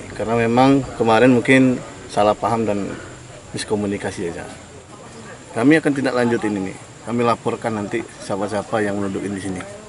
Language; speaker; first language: Indonesian; native; Indonesian